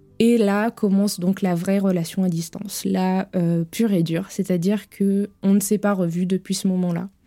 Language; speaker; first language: French; native; French